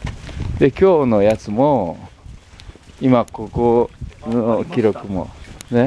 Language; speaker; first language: Japanese; native; Japanese